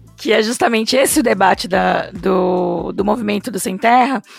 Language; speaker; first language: Portuguese; native; Portuguese